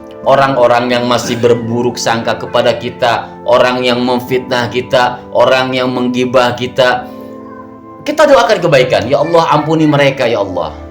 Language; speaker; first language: Indonesian; native; Indonesian